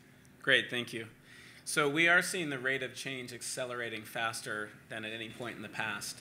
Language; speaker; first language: English; native; English